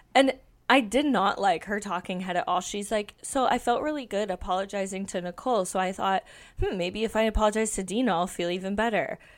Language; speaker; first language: English; native; English